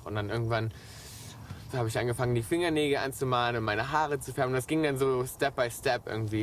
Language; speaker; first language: German; native; German